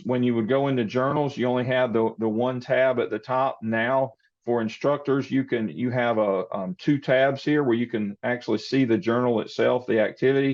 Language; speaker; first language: English; native; English